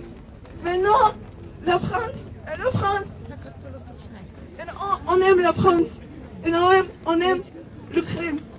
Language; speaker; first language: French; non-native, learner; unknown